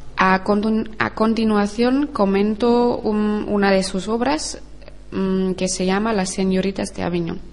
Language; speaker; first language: Spanish; non-native, learner; German